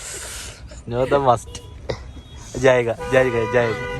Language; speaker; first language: Hindi; non-native, local second language; Malayalam